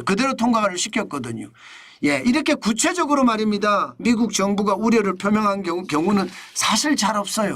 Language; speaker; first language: Korean; native; Korean